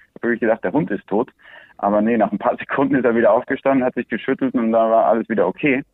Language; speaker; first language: German; early bilingual, other home language; Spanish